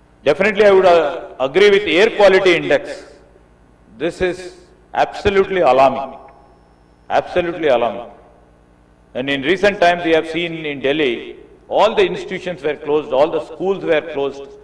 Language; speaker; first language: English; non-native, local second language; Telugu